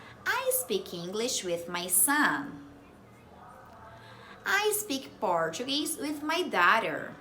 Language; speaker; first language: English; non-native, fluent; Portuguese